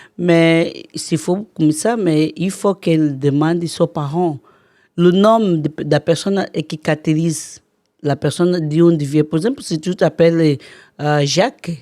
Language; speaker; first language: French; non-native, learner; Portuguese